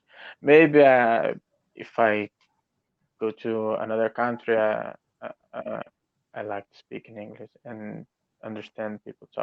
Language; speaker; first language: English; non-native, learner; Portuguese